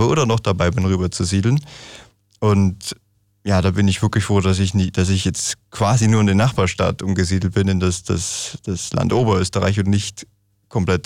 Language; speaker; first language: German; native; German